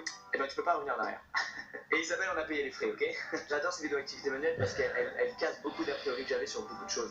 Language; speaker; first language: French; native; French